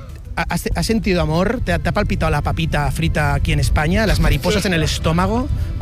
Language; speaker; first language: Spanish; native; Spanish